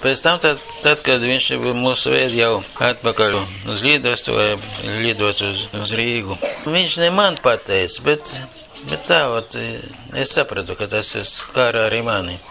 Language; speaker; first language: Latvian; non-native, local second language; Russian